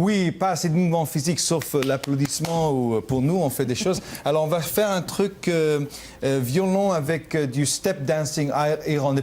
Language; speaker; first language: French; non-native, fluent; English